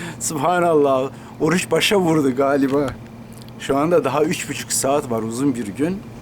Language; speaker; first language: Turkish; non-native, local second language; Kurdish